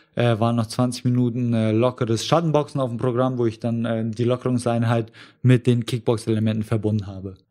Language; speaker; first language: German; early bilingual, other home language; Russian